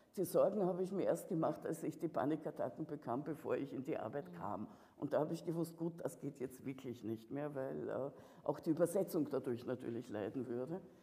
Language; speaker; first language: German; early bilingual, other home language; Russian